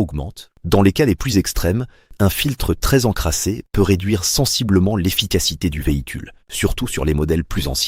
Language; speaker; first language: French; native; French